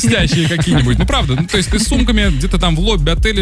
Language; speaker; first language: Russian; native; Russian